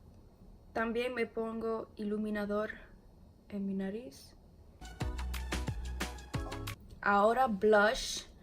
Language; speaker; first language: Spanish; early bilingual, heritage; English